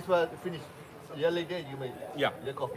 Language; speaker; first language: English; non-native, learner; Thai